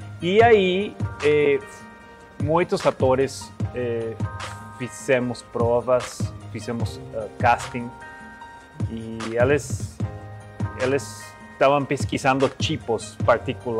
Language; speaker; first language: Portuguese; non-native, learner; Spanish